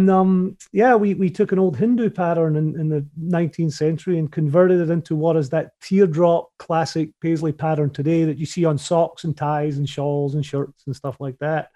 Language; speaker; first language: English; native; English